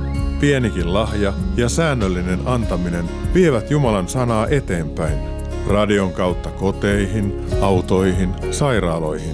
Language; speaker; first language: Finnish; native; Finnish